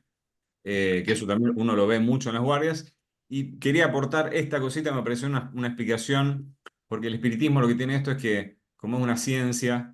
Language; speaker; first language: Spanish; native; Spanish